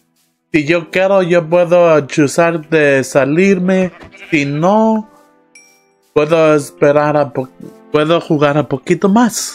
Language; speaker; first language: Spanish; non-native, learner; English